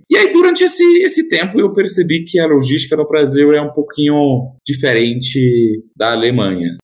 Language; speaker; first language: Portuguese; non-native, fluent; German